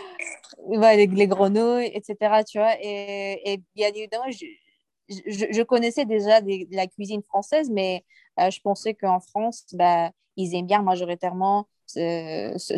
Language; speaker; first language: French; non-native, fluent; Uyghur